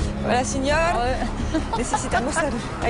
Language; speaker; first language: Spanish; non-native, learner; French